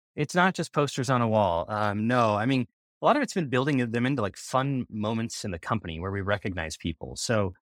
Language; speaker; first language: English; native; English